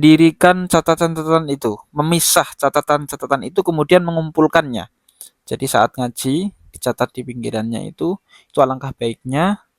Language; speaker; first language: Indonesian; native; Indonesian